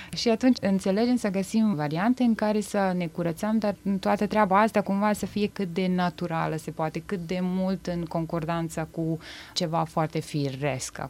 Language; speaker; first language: Romanian; non-native, fluent; Bosnian